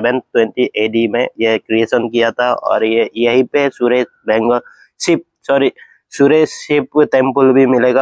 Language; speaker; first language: Hindi; non-native, local second language; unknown